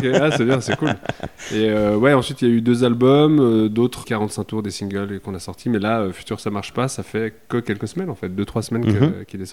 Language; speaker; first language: French; native; French